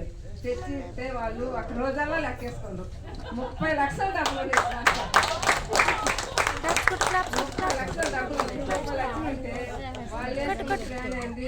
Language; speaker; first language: Telugu; native; Telugu